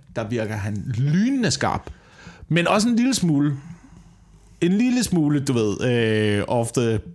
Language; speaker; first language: Danish; native; Danish